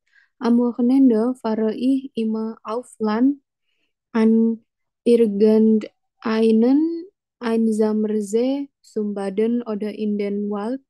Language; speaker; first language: German; non-native, learner; Indonesian